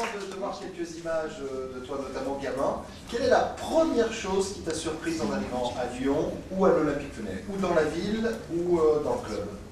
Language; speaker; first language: French; native; French